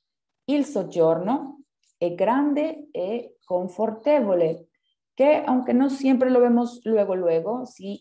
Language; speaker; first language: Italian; non-native, fluent; Spanish